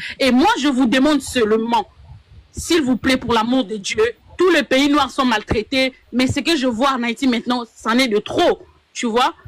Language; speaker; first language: French; non-native, local second language; Lingala